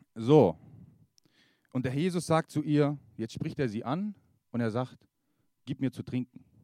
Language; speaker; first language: German; early bilingual, other home language; Kurdish